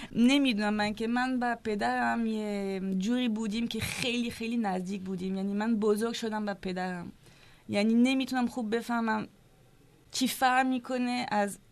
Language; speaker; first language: Persian; non-native, learner; French